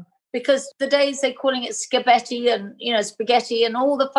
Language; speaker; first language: English; native; English